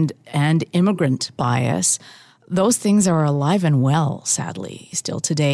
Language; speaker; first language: English; native; English